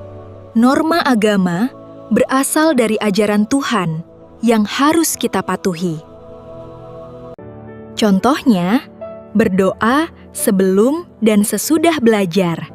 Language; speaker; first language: Indonesian; native; Indonesian